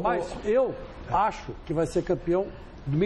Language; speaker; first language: Portuguese; native; Portuguese